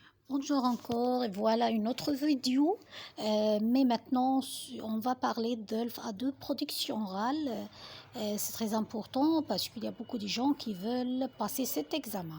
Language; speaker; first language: French; non-native, fluent; Arabic